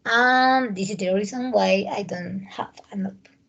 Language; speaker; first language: English; non-native, learner; Spanish